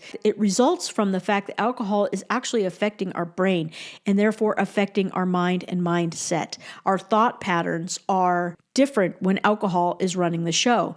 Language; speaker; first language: English; native; English